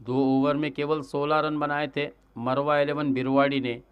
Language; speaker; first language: Hindi; non-native, local second language; Marathi